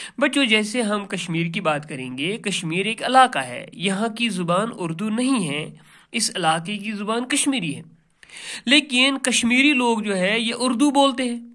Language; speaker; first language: Urdu; non-native, local second language; Kashmiri